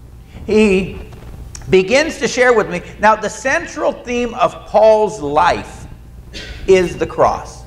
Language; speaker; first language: English; native; English